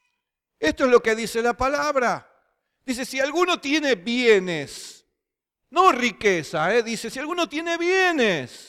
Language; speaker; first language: Spanish; native; Spanish